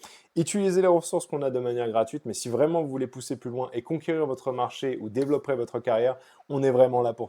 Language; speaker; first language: French; native; French